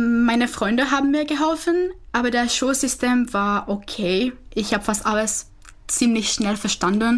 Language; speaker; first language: German; non-native, fluent; Czech